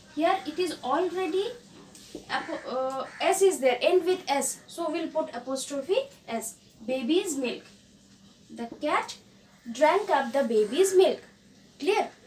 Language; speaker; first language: English; non-native, local second language; Bangla